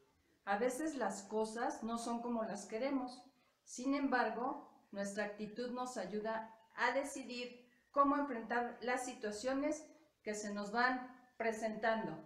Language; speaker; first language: Spanish; native; Spanish